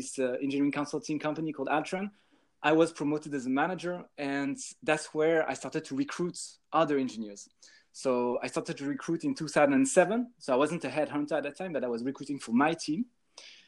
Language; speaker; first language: English; non-native, fluent; French